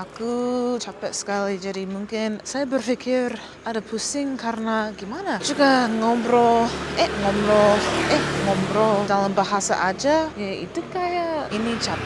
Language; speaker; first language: Indonesian; non-native, learner; English